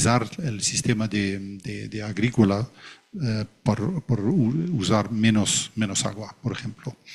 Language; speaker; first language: Spanish; non-native, fluent; Dutch